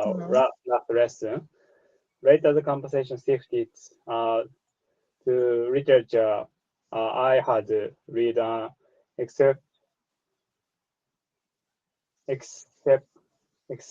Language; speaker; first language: English; non-native, learner; Japanese